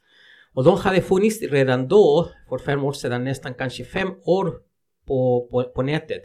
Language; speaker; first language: Swedish; non-native, fluent; Spanish